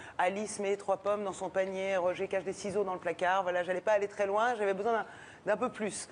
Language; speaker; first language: French; early bilingual, other home language; Persian